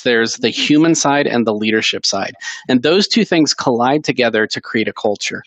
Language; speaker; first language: English; native; English